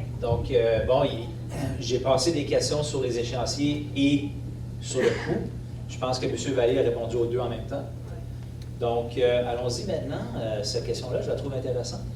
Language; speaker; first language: French; native; French